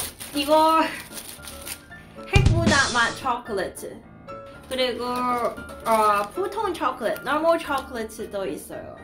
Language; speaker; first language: Korean; non-native, learner; Cantonese